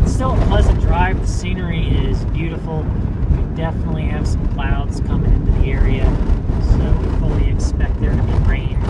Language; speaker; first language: English; native; English